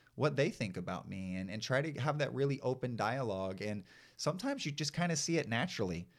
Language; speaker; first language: English; native; English